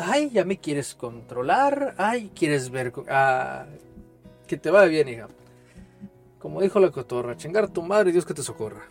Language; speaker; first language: Spanish; native; Spanish